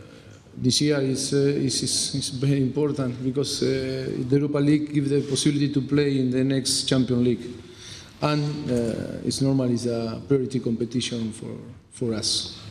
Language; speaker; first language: English; non-native, fluent; Spanish